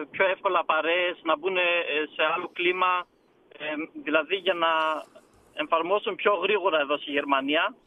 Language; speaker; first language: Greek; early bilingual, heritage; Greek